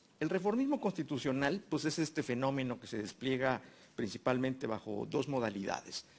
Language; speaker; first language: Spanish; native; Spanish